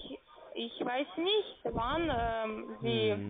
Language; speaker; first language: German; non-native, learner; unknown